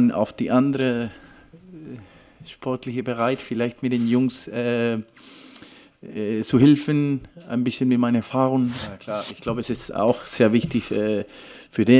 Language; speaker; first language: German; non-native, fluent; Spanish